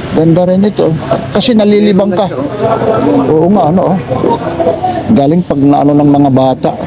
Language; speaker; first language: Filipino; non-native, local second language; Cebuano